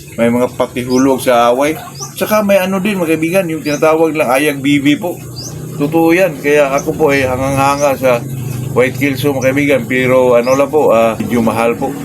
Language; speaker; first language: Filipino; non-native, local second language; Cebuano